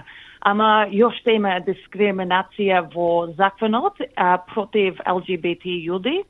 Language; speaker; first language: Macedonian; early bilingual, heritage; English